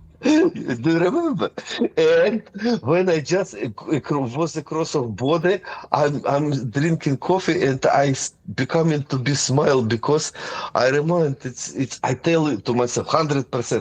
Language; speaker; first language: English; non-native, fluent; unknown